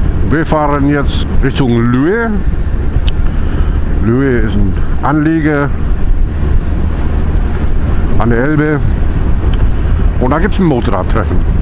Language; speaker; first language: German; non-native, fluent; English